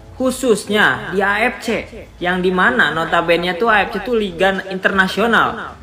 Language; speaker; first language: Indonesian; native; Indonesian